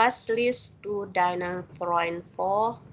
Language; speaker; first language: German; non-native, learner; Indonesian